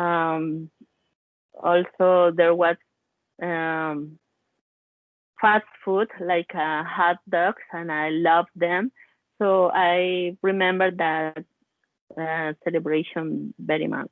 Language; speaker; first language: English; non-native, learner; Spanish